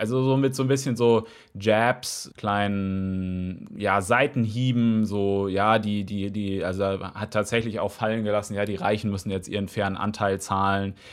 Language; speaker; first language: German; native; German